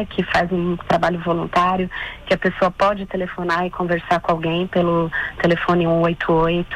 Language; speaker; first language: Portuguese; native; Portuguese